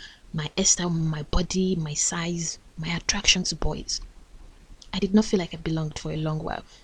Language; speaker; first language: English; non-native, local second language; Yoruba